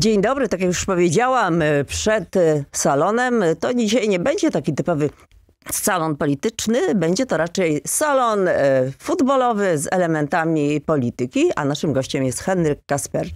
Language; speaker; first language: Polish; native; Polish